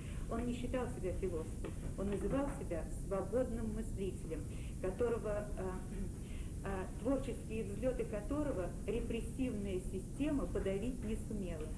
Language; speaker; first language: Russian; native; Russian